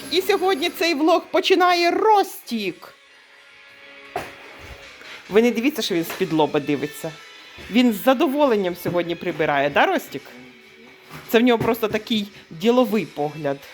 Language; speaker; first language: Ukrainian; native; Ukrainian